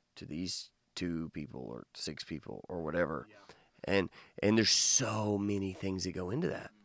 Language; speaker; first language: English; native; English